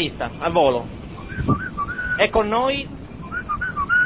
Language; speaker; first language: Italian; native; Italian